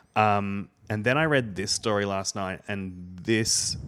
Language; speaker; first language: English; native; English